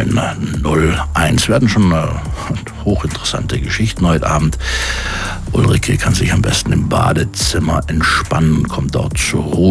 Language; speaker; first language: German; native; German